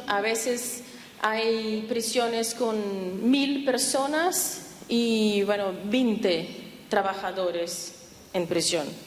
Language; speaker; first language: Spanish; non-native, fluent; Portuguese